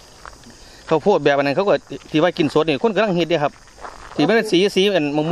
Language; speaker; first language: Thai; non-native, local second language; Northeastern Thai